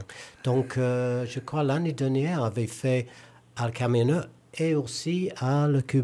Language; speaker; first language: French; non-native, learner; English